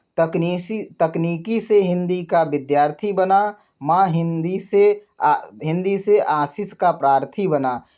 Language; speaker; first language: Hindi; native; Hindi